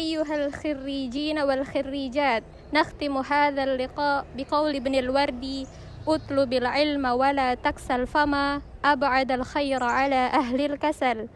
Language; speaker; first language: Arabic; non-native, fluent; Indonesian